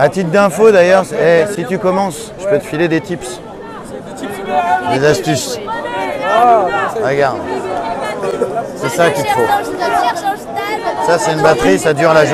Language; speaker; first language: French; native; French